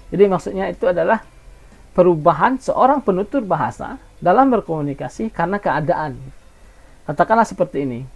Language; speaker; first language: Indonesian; non-native, local second language; Minangkabau